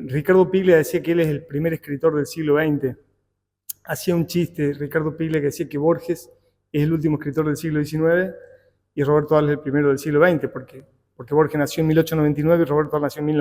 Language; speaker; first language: Spanish; native; Spanish